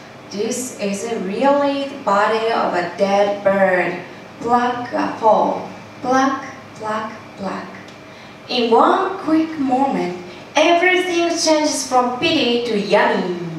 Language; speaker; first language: English; non-native, fluent; Japanese